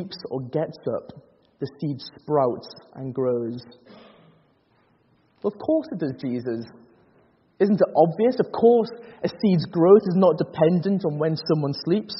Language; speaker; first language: English; native; English